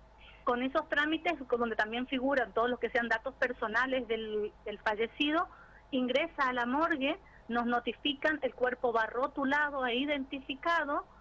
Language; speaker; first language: Spanish; native; Spanish